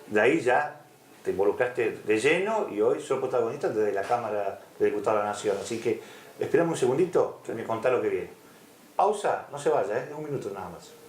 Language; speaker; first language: Spanish; native; Spanish